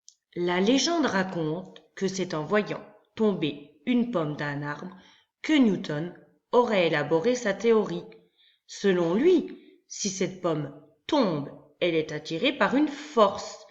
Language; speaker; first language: French; native; French